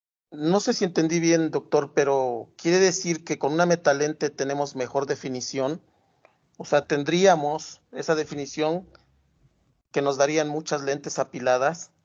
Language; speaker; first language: Spanish; native; Spanish